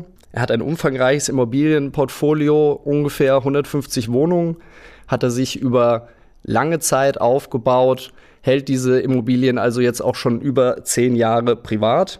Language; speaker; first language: German; native; German